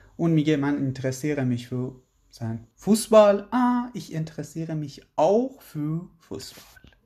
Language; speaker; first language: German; non-native, fluent; Persian